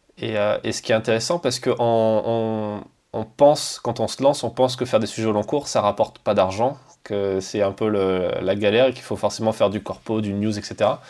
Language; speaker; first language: French; native; French